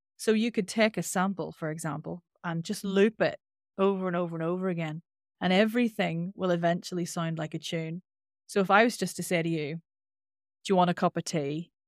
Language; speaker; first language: English; native; English